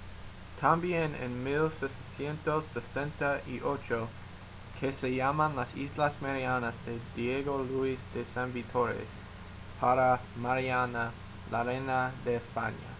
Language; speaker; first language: Spanish; non-native, learner; English